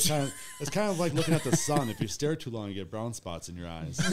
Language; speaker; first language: English; native; English